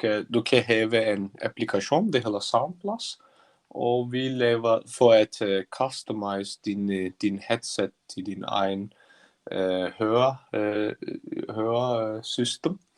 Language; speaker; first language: Danish; non-native, learner; Turkish